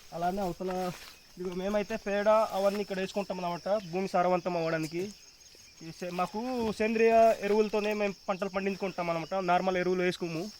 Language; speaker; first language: Telugu; non-native, local second language; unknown